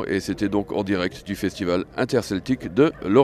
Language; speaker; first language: French; native; French